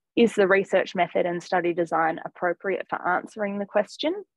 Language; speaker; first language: English; native; English